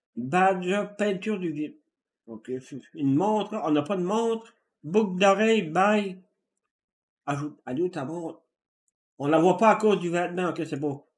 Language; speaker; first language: French; native; French